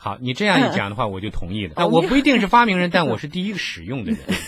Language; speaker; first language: Chinese; native; Chinese